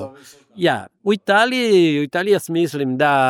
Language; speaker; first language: Slovenian; non-native, learner; Italian